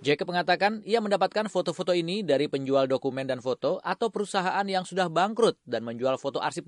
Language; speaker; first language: Indonesian; native; Indonesian